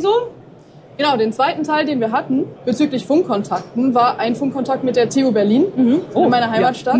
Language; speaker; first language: German; native; German